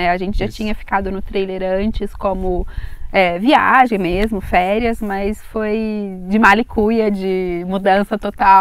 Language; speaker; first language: Portuguese; native; Portuguese